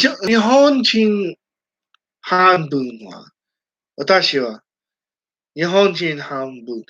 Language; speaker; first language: Japanese; non-native, learner; English